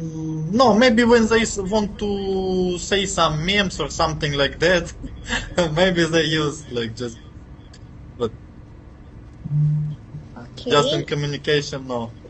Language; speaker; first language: English; non-native, fluent; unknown